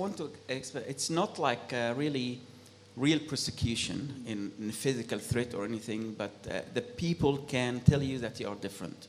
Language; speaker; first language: English; non-native, fluent; Arabic